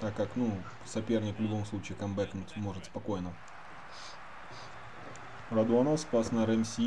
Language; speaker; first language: Russian; native; Russian